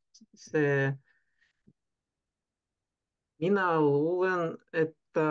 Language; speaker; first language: Finnish; non-native, learner; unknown